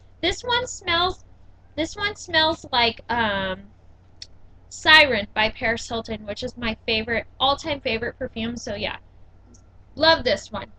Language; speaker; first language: English; native; English